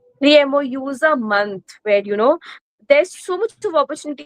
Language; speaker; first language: English; non-native, local second language; Hindi